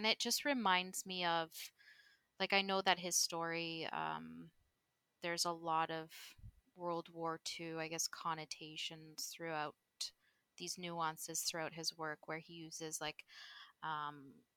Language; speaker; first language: English; native; English